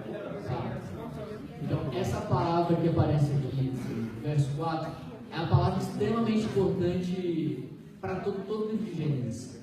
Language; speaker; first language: Portuguese; native; Portuguese